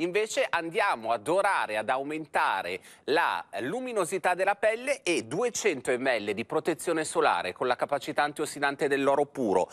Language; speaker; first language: Italian; native; Italian